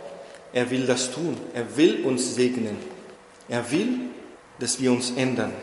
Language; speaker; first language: German; non-native, fluent; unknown